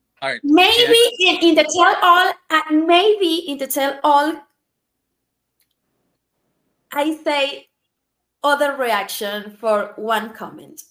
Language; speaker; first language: English; non-native, learner; Spanish